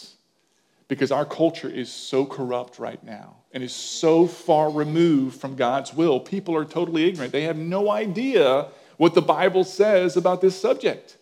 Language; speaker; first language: English; native; English